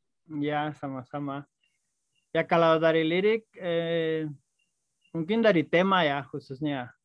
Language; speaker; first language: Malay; non-native, fluent; Spanish